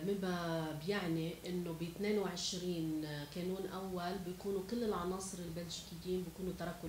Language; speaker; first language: Arabic; native; Arabic